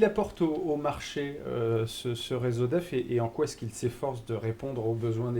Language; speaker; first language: French; native; French